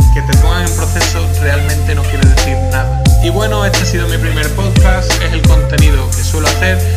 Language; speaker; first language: Spanish; native; Spanish